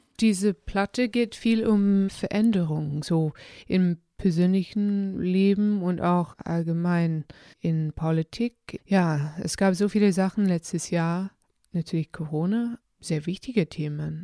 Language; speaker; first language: German; early bilingual, heritage; English